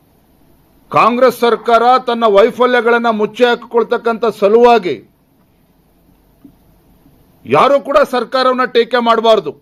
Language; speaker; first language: Kannada; native; Kannada